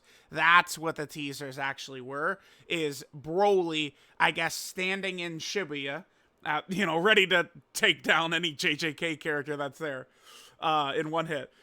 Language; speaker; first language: English; native; English